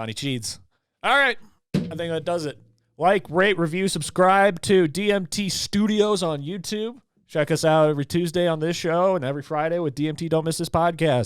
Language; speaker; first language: English; native; English